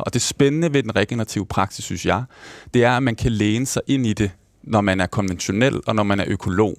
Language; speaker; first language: Danish; native; Danish